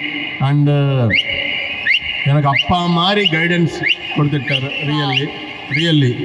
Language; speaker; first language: Tamil; non-native, learner; Telugu